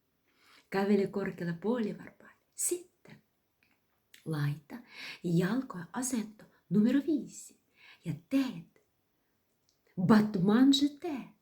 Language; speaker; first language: Finnish; non-native, fluent; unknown